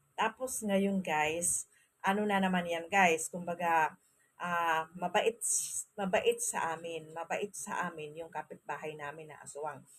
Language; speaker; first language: Filipino; non-native, local second language; Masbatenyo